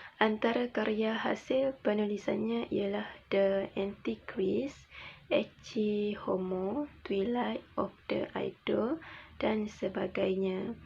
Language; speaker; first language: Malay; native; Malay